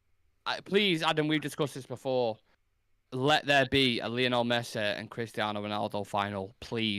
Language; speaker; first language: English; native; English